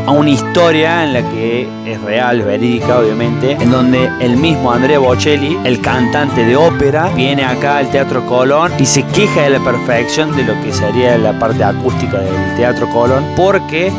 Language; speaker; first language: Spanish; native; Spanish